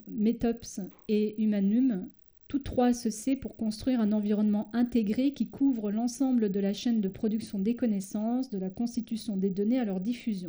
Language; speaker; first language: French; native; French